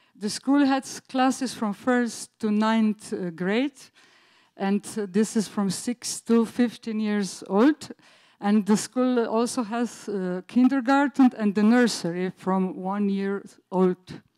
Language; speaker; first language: English; non-native, learner; Slovenian